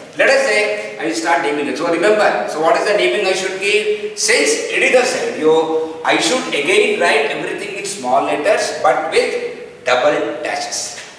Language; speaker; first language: English; non-native, local second language; Kannada